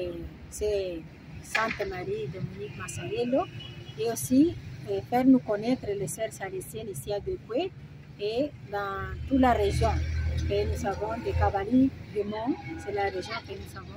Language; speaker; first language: French; non-native, fluent; Spanish